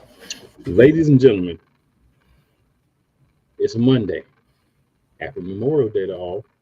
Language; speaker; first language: English; native; English